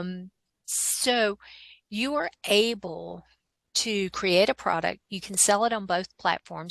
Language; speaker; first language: English; native; English